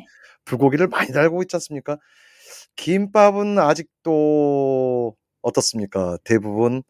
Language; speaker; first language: Korean; native; Korean